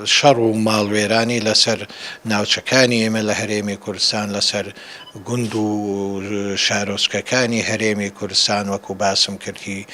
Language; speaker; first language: Central Kurdish; non-native, local second language; Assyrian Neo-Aramaic